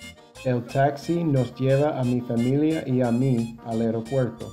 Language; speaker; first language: Spanish; non-native, fluent; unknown